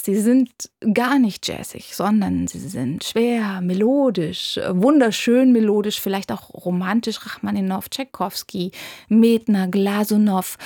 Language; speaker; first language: German; native; German